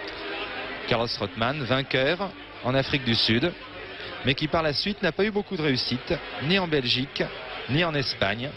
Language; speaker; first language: French; native; French